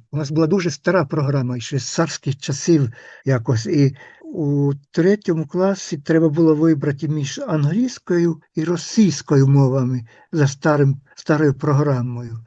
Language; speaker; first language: Ukrainian; non-native, fluent; Finnish